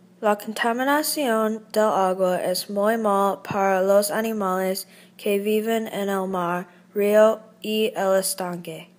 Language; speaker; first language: Spanish; non-native, learner; English